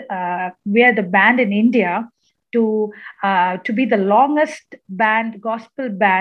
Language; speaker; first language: English; non-native, local second language; Malayalam